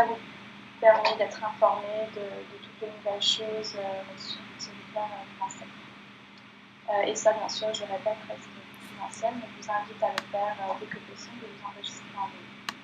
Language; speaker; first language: French; native; French